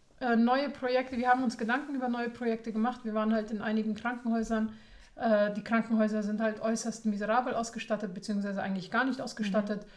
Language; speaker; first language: German; early bilingual, other home language; Persian